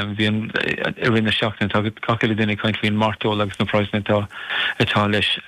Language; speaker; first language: Irish; non-native, local second language; English